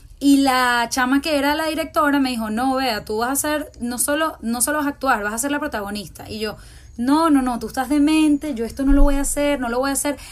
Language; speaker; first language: Spanish; native; Spanish